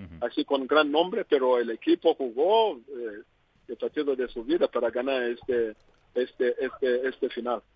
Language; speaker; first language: Spanish; non-native, learner; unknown